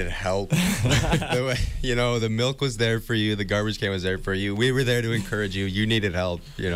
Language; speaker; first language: English; native; English